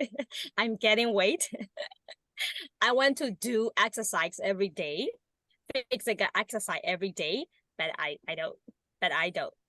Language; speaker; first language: English; non-native, learner; Burmese